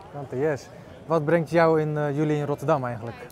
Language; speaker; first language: Dutch; native; Dutch